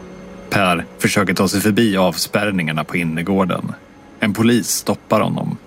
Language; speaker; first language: Swedish; native; Swedish